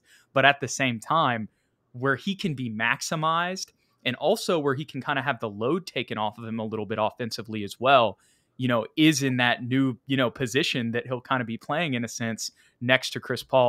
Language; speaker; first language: English; native; English